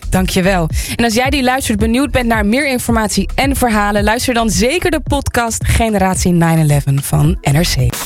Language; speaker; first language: Dutch; native; Dutch